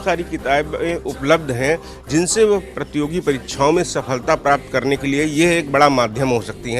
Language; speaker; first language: Hindi; native; Hindi